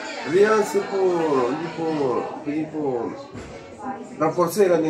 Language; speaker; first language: French; non-native, fluent; Spanish